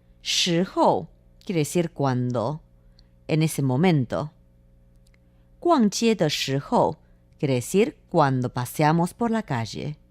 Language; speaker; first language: Spanish; non-native, fluent; Chinese